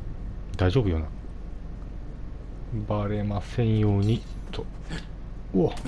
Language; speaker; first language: Japanese; native; Japanese